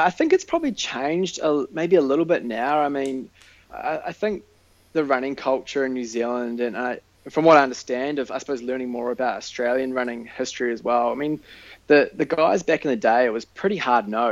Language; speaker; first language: English; native; English